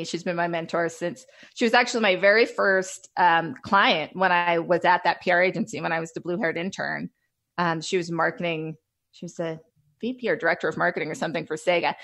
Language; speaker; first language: English; native; English